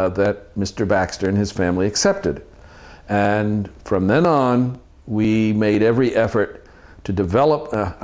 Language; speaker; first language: English; native; English